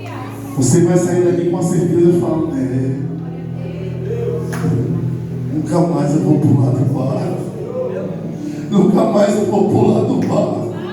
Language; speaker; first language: Portuguese; native; Portuguese